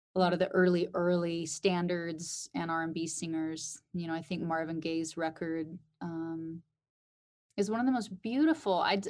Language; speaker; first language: English; native; English